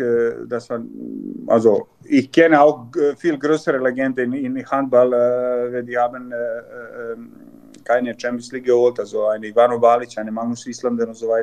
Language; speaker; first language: German; non-native, learner; Serbian